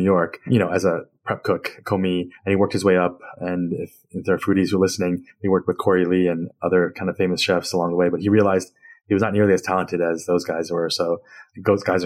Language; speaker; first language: English; native; English